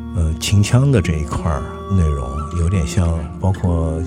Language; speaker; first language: Chinese; native; Chinese